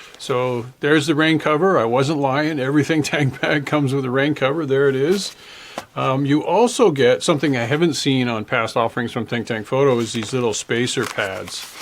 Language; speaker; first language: English; native; English